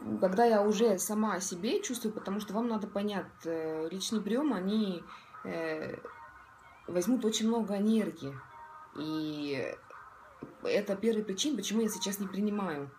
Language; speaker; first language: Russian; non-native, local second language; Estonian